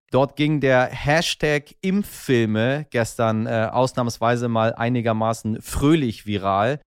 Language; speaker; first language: German; early bilingual, other home language; Persian